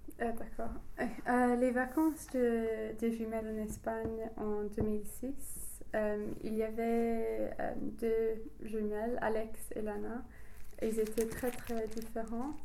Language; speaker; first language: French; non-native, learner; English